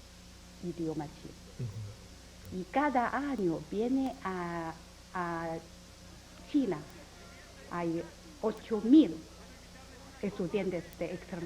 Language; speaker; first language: Spanish; non-native, learner; Chinese